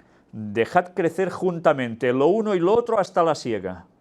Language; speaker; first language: Spanish; native; Spanish